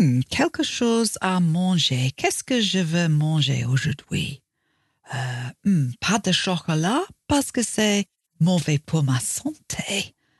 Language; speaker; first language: French; non-native, learner; English